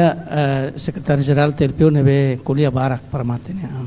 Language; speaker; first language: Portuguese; non-native, local second language; Tetum